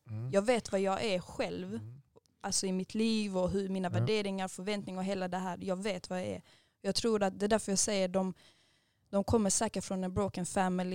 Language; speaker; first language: Swedish; early bilingual, other home language; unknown